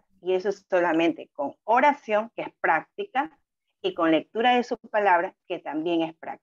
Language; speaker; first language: Spanish; native; Spanish